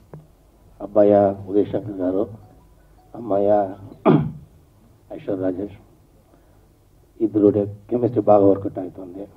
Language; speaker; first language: Telugu; non-native, learner; Tamil